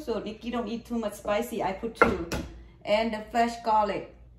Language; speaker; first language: English; non-native, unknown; Thai